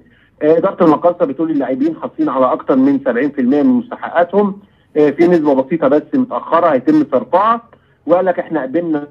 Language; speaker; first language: Arabic; native; Arabic